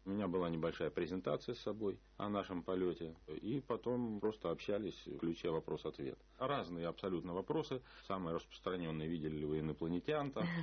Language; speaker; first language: Russian; native; Russian